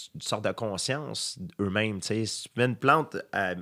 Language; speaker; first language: French; native; French